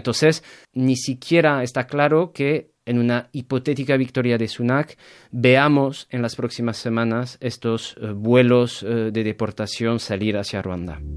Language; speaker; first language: Spanish; native; Spanish